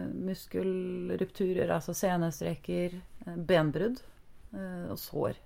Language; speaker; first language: Norwegian; native; Norwegian